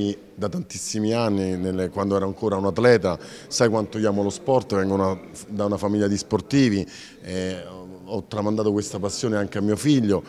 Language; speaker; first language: Italian; native; Italian